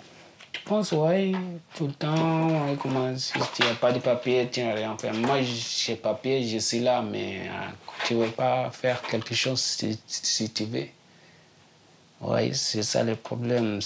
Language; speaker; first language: French; non-native, learner; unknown